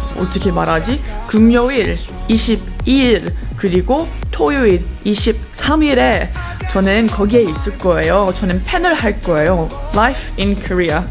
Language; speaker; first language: Korean; non-native, learner; English